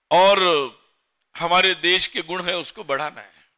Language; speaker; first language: Hindi; non-native, local second language; Marathi